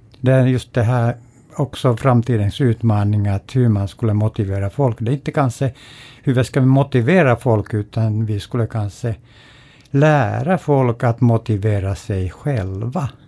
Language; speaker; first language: Swedish; non-native, fluent; Finnish